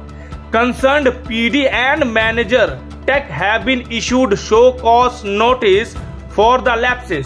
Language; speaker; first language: Hindi; native; Hindi